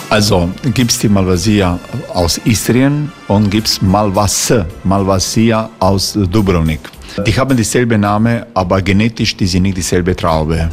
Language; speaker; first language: German; non-native, learner; Croatian